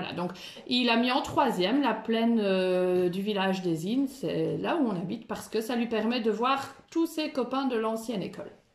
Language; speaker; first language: French; native; French